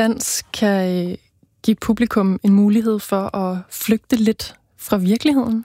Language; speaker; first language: Danish; native; Danish